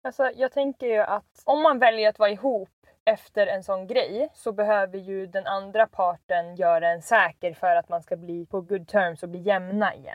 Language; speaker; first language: Swedish; native; Swedish